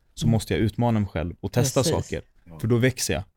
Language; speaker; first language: Swedish; native; Swedish